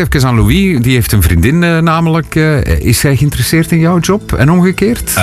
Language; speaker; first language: Dutch; native; Dutch